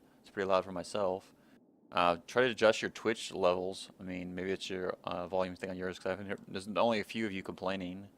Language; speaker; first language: English; native; English